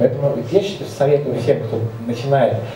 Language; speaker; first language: Russian; native; Russian